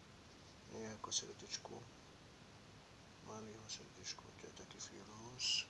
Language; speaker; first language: Czech; non-native, learner; Arabic